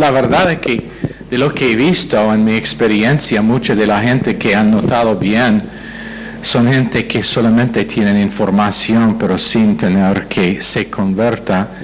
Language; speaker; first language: Spanish; non-native, fluent; English